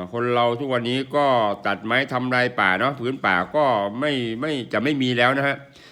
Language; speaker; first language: Thai; non-native, local second language; Northeastern Thai